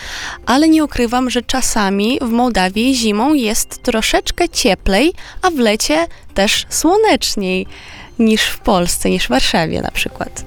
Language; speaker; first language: Polish; non-native, fluent; Romanian